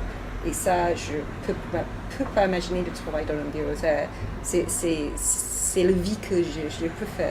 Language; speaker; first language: French; non-native, learner; English